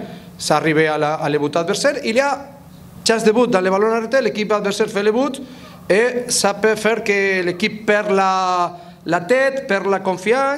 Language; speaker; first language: French; non-native, fluent; Spanish